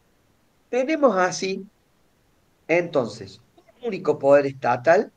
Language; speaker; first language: Spanish; native; Spanish